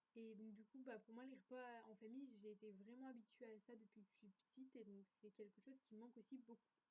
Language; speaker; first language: French; native; French